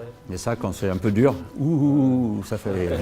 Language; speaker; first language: French; native; French